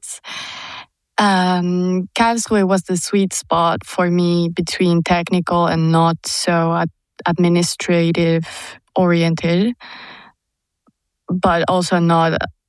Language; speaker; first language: English; non-native, fluent; Spanish